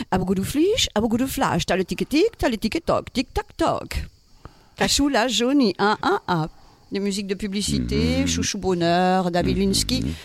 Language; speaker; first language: French; native; French